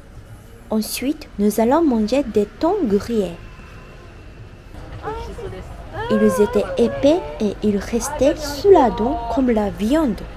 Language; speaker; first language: French; non-native, fluent; Japanese